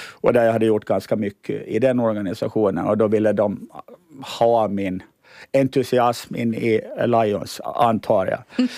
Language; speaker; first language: Swedish; native; Swedish